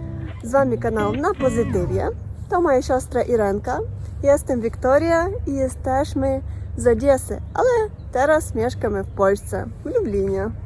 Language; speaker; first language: Polish; non-native, learner; Russian